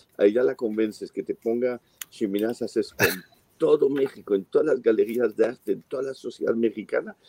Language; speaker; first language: Spanish; non-native, fluent; French